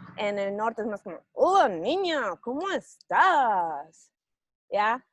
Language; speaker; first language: Spanish; native; Spanish